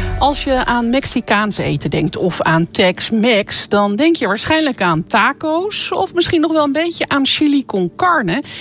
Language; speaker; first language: Dutch; native; Dutch